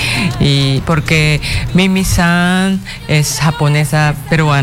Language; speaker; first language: Spanish; non-native, learner; Japanese